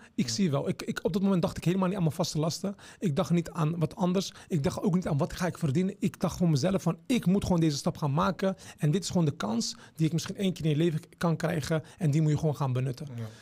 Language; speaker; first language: Dutch; early bilingual, other home language; Turkish